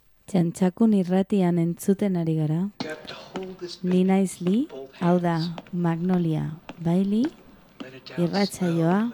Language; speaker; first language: Basque; non-native, local second language; Spanish